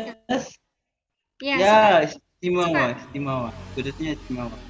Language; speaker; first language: Indonesian; non-native, learner; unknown